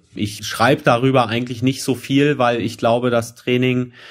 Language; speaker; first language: German; native; German